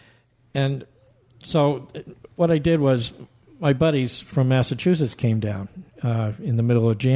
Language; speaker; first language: English; native; English